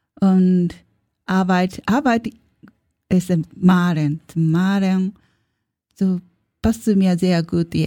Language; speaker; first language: German; non-native, learner; Japanese